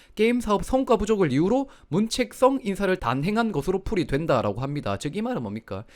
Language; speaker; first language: Korean; native; Korean